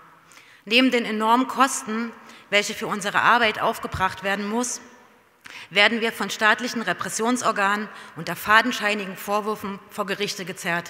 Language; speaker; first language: German; native; German